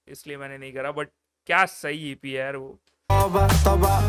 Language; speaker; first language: Hindi; non-native, local second language; Malayalam